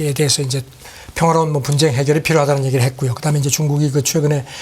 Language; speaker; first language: Korean; native; Korean